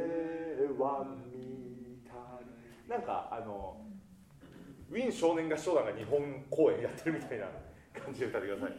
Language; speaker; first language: Japanese; native; Japanese